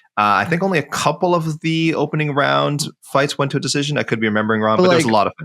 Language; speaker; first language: English; native; English